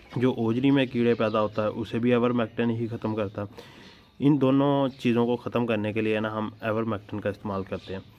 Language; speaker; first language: Urdu; non-native, local second language; Punjabi